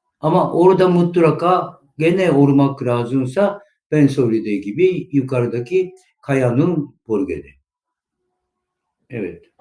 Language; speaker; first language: Turkish; non-native, learner; Japanese